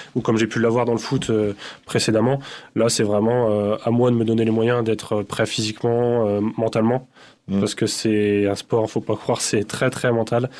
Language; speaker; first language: French; native; French